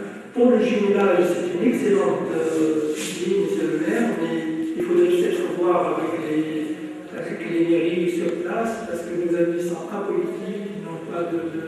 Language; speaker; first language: French; non-native, local second language; Arabic